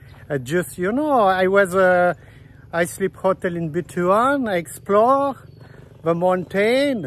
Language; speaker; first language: English; non-native, learner; Dutch